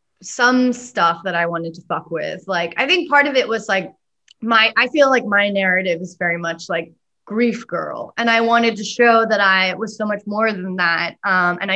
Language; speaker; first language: English; native; English